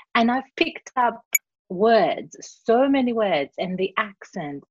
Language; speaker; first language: English; non-native, fluent; Greek